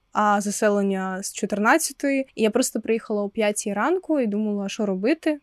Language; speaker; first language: Ukrainian; non-native, local second language; Russian